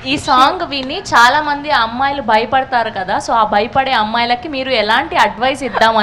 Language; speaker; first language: Telugu; native; Telugu